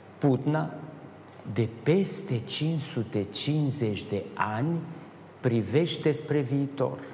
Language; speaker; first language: Romanian; native; Romanian